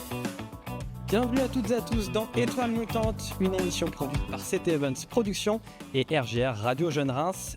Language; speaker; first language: French; native; French